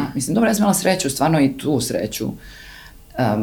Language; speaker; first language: Serbian; native; Serbian